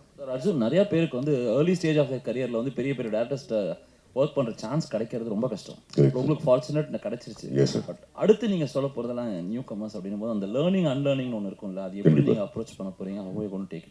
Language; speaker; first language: Tamil; native; Tamil